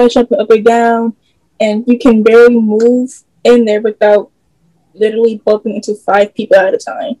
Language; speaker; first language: English; native; English